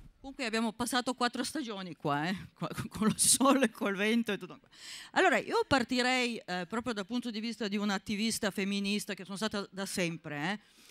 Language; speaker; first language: Italian; non-native, fluent; Serbian